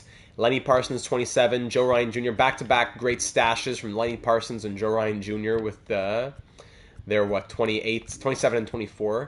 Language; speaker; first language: English; native; English